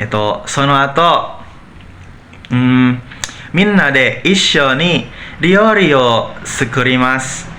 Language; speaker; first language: Japanese; non-native, learner; Indonesian